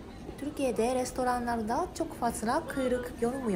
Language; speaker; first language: Turkish; non-native, learner; Japanese